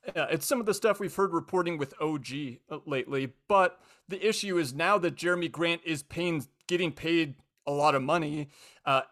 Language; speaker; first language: English; native; English